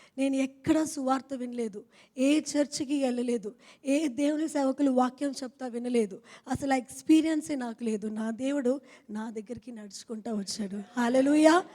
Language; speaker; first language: Telugu; non-native, fluent; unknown